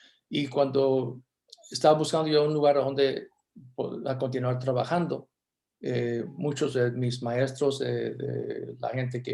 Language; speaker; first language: Spanish; early bilingual, heritage; Spanish